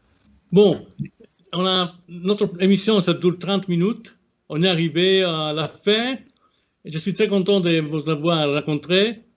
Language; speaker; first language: French; non-native, fluent; Italian